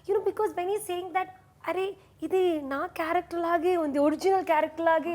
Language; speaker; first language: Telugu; non-native, learner; Malayalam